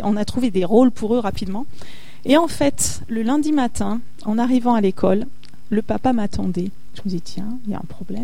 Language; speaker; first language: French; native; French